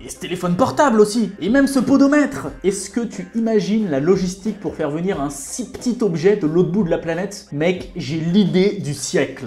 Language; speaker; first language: French; native; French